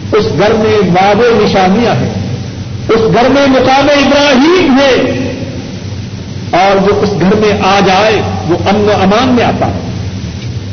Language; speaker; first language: Urdu; non-native, local second language; Punjabi